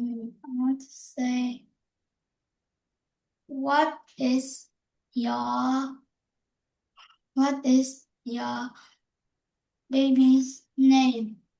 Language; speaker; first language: English; non-native, learner; Vietnamese